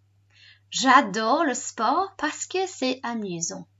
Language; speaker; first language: French; non-native, fluent; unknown